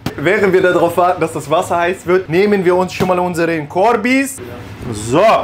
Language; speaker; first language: German; early bilingual, other home language; Italian